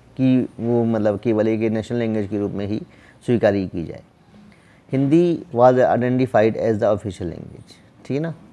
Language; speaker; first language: Hindi; native; Hindi